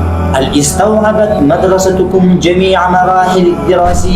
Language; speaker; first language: Arabic; non-native, learner; Urdu